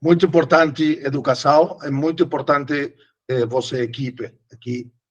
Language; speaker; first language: Portuguese; non-native, learner; Spanish